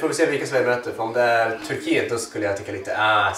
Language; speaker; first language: Swedish; native; Swedish